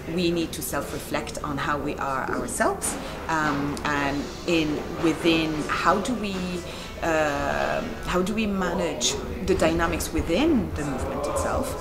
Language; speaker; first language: English; non-native, fluent; Arabic